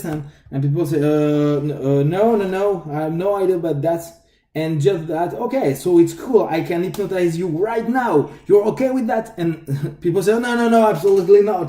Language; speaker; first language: English; non-native, fluent; French